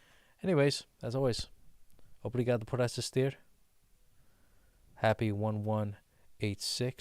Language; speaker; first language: Portuguese; non-native, learner; English